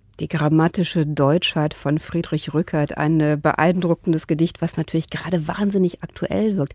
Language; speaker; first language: German; native; German